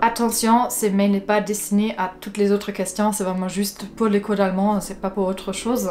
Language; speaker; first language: French; non-native, fluent; German